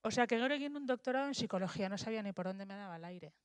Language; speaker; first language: Spanish; native; Spanish